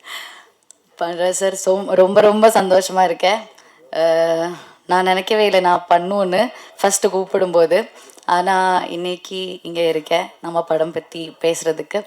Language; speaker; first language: Tamil; non-native, learner; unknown